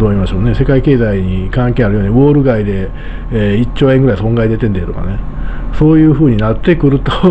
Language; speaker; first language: Japanese; native; Japanese